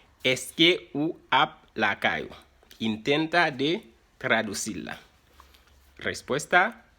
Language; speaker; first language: Spanish; non-native, fluent; Haitian Creole